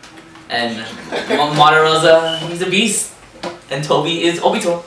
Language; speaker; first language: English; native; English